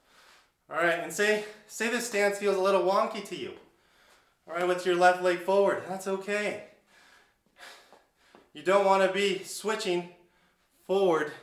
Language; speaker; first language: English; native; English